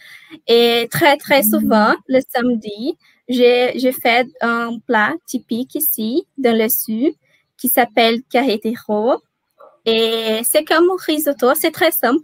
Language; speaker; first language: French; non-native, learner; Portuguese